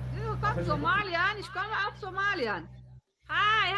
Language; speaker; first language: German; non-native, learner; Somali